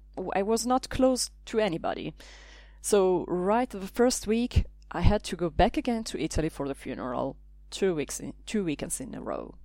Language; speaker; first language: English; non-native, fluent; Italian